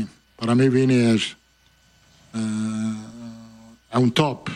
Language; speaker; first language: Spanish; non-native, fluent; Italian